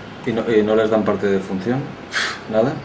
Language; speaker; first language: Spanish; native; Spanish